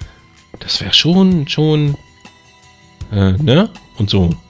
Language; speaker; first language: German; native; German